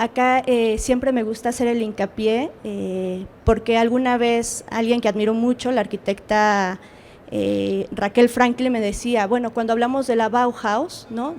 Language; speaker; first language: Spanish; native; Spanish